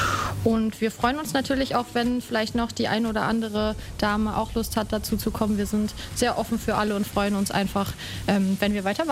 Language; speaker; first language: German; native; German